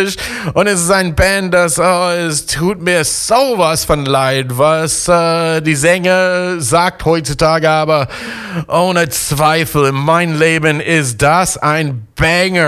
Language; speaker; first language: German; non-native, fluent; English